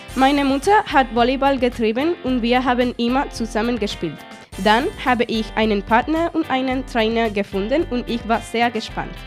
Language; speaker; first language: German; non-native, fluent; Spanish